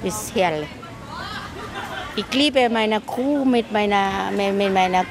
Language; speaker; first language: German; non-native, learner; Thai